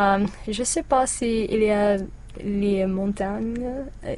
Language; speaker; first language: French; non-native, learner; English